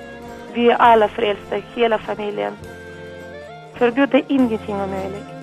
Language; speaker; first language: Swedish; non-native, learner; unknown